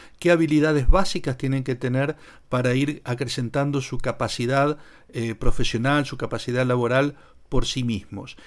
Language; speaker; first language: Spanish; native; Spanish